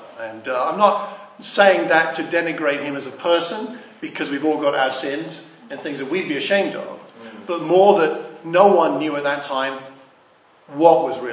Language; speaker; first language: English; native; English